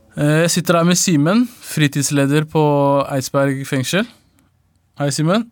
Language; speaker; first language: Norwegian; native; Norwegian